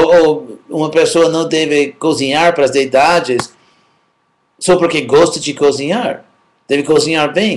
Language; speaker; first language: Portuguese; non-native, fluent; English